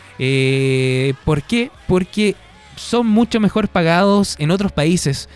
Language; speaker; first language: Spanish; native; Spanish